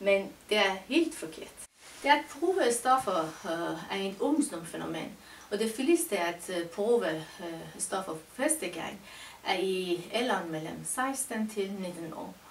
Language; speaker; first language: Danish; non-native, learner; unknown